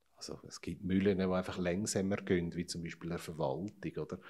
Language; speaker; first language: German; native; German